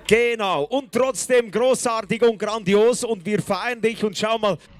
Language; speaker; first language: German; native; German